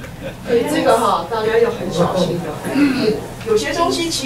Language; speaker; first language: Chinese; native; Chinese